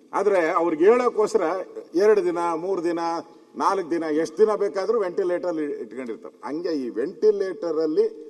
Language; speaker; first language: Kannada; native; Kannada